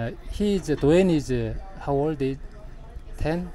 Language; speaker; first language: English; non-native, learner; Korean